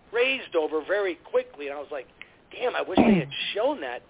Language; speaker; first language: English; native; English